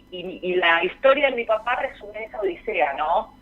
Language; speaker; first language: Spanish; native; Spanish